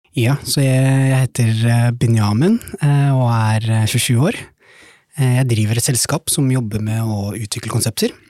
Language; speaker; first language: Norwegian; early bilingual, other home language; Somali